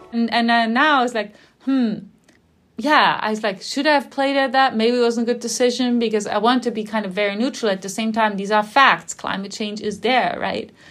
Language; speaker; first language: English; non-native, fluent; German